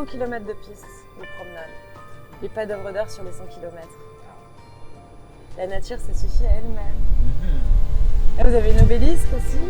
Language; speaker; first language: French; native; French